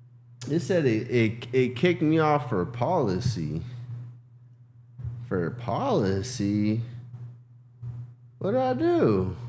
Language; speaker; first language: English; native; English